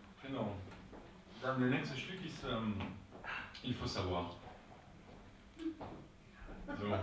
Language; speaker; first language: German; non-native, local second language; French